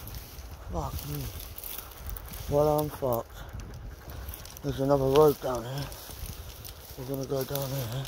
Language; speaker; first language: English; native; English